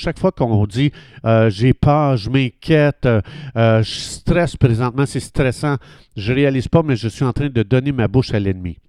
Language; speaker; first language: French; native; French